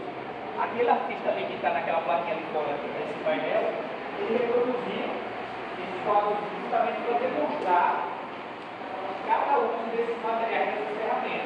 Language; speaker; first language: Portuguese; native; Portuguese